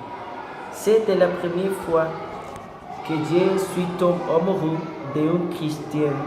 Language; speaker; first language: French; non-native, learner; Spanish